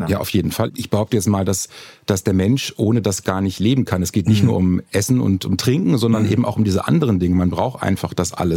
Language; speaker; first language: German; native; German